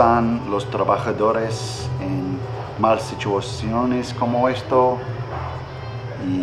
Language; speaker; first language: Spanish; non-native, learner; English